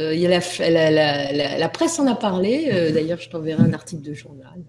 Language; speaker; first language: French; native; French